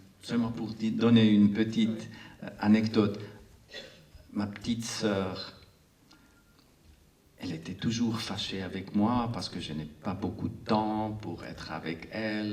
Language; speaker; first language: French; non-native, local second language; Arabic